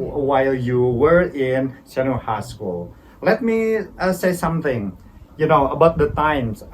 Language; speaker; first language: English; non-native, fluent; Indonesian